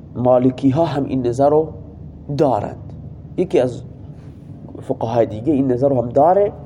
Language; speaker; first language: Persian; non-native, local second language; Baluchi